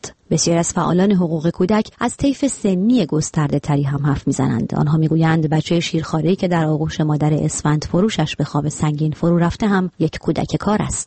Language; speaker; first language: Persian; native; Persian